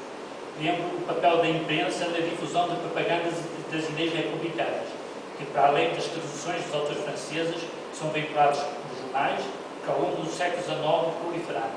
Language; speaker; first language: Portuguese; native; Portuguese